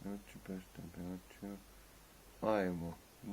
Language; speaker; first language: Portuguese; non-native, fluent; Russian